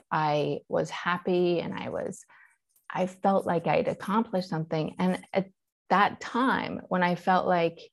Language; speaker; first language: English; early bilingual, other home language; Persian